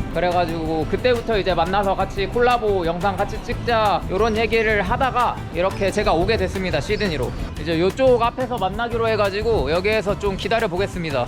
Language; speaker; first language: Korean; native; Korean